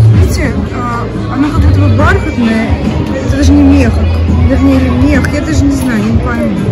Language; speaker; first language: Russian; native; Russian